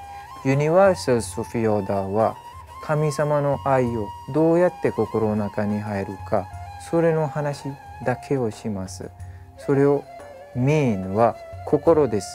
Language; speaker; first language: Japanese; non-native, learner; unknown